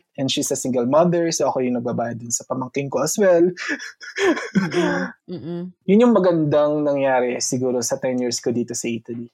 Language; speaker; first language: English; non-native, local second language; Filipino